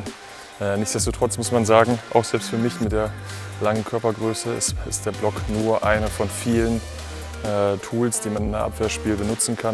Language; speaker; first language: German; native; German